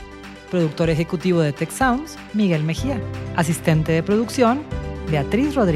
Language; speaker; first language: Spanish; native; Spanish